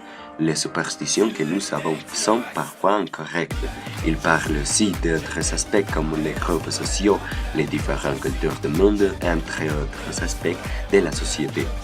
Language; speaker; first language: French; non-native, learner; Spanish